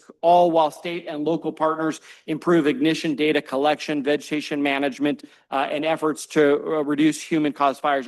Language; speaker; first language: English; native; English